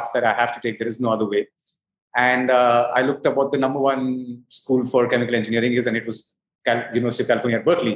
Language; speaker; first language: English; non-native, local second language; Hindi